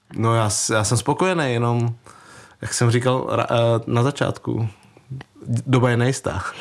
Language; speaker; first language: Czech; early bilingual, other home language; Vietnamese